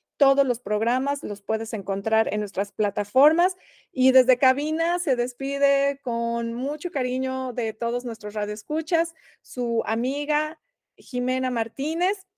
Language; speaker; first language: Spanish; native; Spanish